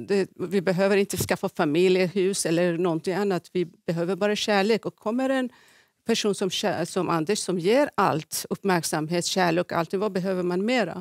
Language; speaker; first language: Swedish; non-native, fluent; Persian